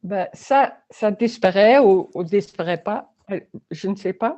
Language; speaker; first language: French; non-native, learner; Dutch